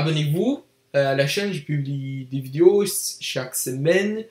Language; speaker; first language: French; non-native, learner; English